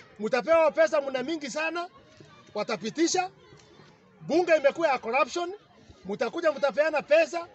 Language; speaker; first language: Swahili; non-native, local second language; Kikuyu